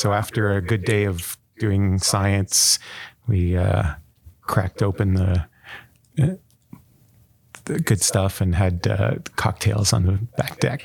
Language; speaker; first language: English; native; English